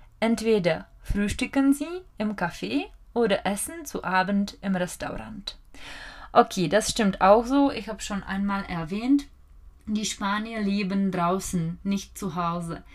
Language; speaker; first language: German; non-native, fluent; Czech